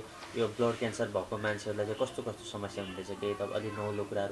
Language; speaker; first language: Nepali; native; Nepali